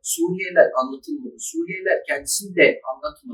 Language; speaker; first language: Turkish; early bilingual, other home language; Arabic